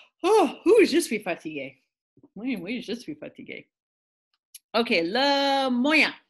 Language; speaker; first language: French; non-native, fluent; English